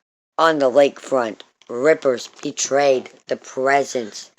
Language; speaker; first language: English; native; English